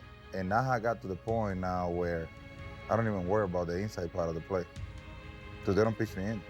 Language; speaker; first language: English; non-native, fluent; Spanish